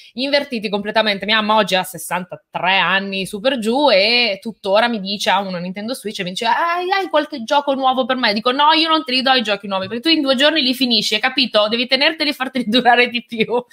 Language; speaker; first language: Italian; early bilingual, other home language; Albanian